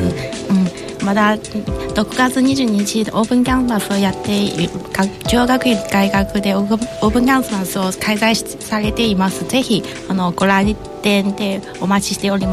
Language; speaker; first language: Japanese; non-native, fluent; Chinese